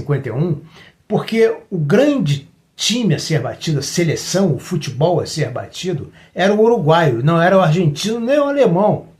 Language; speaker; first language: Portuguese; native; Portuguese